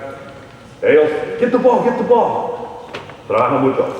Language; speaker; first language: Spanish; early bilingual, heritage; Spanish